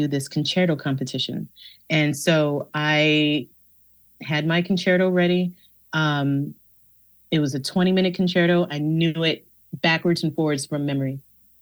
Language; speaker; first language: English; native; English